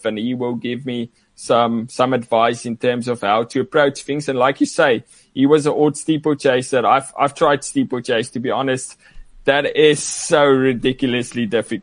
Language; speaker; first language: English; non-native, local second language; Afrikaans